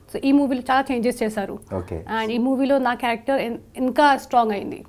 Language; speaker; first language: Telugu; non-native, learner; Hindi